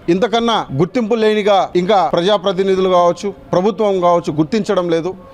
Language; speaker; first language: Telugu; non-native, local second language; Lambadi